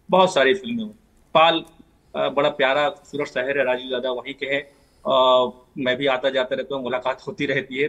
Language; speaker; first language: Hindi; native; Hindi